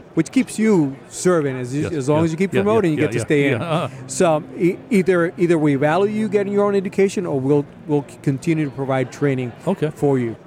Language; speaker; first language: English; early bilingual, other home language; Spanish